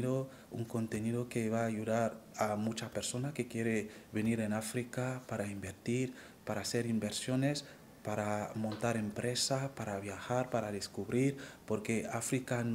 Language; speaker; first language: Spanish; non-native, fluent; French